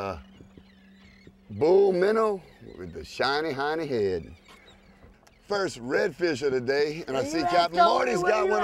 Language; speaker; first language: English; native; English